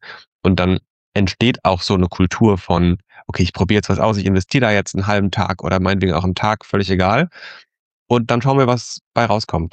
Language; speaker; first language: German; native; German